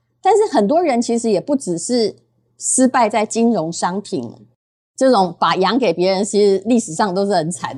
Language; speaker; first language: Chinese; native; Chinese